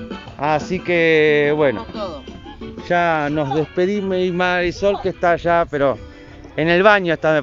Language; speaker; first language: Spanish; native; Spanish